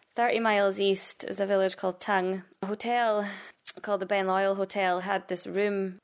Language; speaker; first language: English; native; English